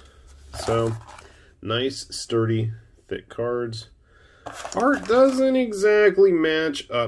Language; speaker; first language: English; native; English